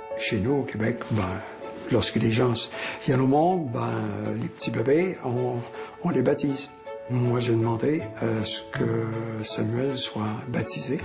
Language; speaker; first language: French; native; French